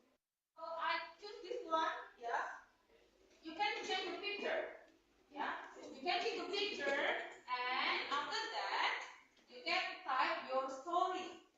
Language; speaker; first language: English; non-native, learner; Indonesian